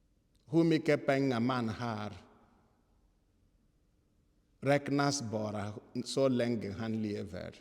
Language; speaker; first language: Swedish; non-native, fluent; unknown